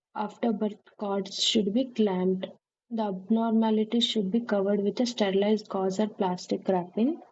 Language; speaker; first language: English; non-native, local second language; Kannada